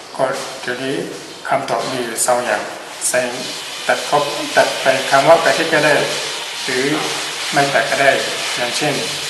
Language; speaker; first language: Thai; non-native, fluent; Burmese